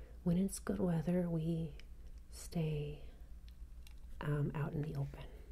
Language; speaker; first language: English; native; English